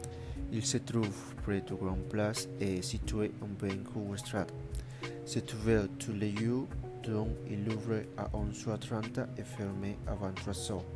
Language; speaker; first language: French; non-native, learner; Spanish